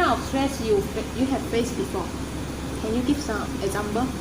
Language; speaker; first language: English; non-native, learner; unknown